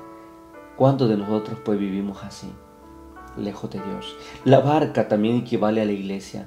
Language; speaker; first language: Spanish; native; Spanish